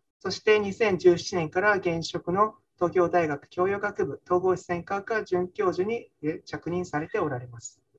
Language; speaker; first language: Japanese; native; Japanese